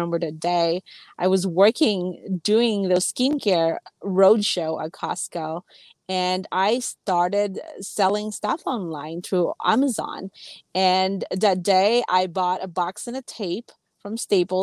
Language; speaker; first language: English; non-native, local second language; Cebuano